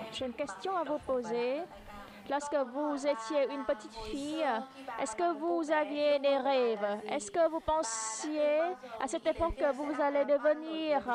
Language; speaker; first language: French; non-native, fluent; Vietnamese